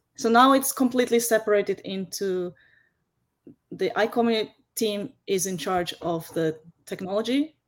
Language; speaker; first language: English; non-native, fluent; German